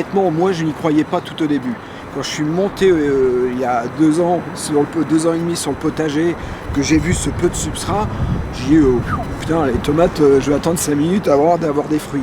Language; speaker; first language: French; native; French